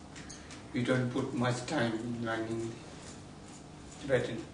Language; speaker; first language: English; non-native, learner; Tibetan